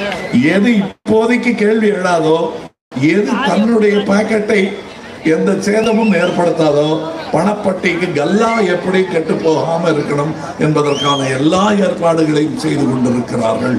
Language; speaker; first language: Tamil; native; Tamil